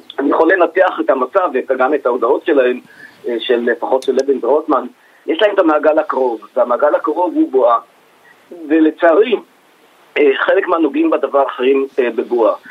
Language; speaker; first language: Hebrew; native; Hebrew